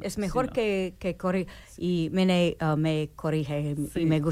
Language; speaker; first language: Spanish; non-native, learner; English